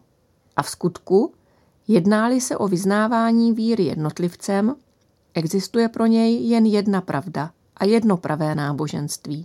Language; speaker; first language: Czech; native; Czech